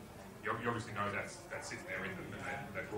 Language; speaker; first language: English; native; English